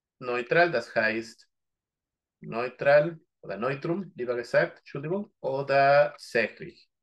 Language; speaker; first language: German; non-native, fluent; Spanish